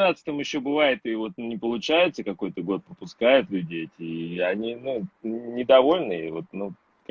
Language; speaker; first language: Russian; native; Russian